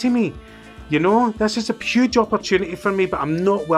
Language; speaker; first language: English; native; English